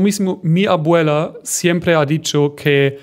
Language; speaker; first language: Spanish; non-native, fluent; German